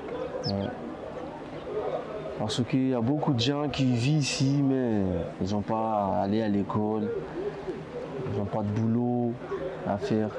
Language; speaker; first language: French; non-native, learner; Comorian